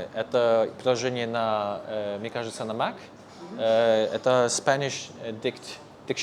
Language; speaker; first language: Russian; non-native, fluent; Polish